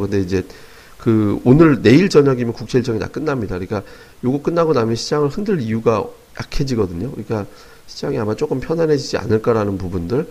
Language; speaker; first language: Korean; native; Korean